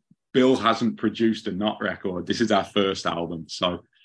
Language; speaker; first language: English; native; English